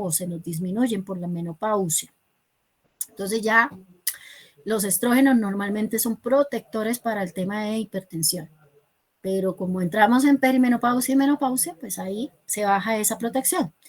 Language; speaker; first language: Spanish; native; Spanish